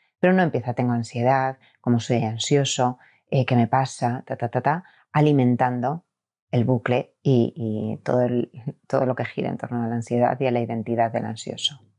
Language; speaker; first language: Spanish; native; Spanish